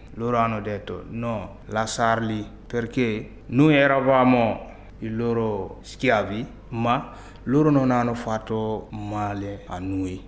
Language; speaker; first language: Italian; non-native, learner; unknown